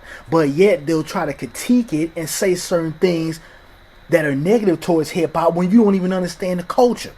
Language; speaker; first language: English; native; English